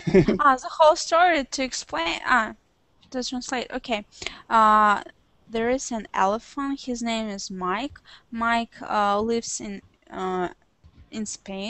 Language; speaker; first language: English; non-native, learner; Russian